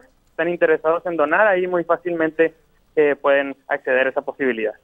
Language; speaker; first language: Spanish; native; Spanish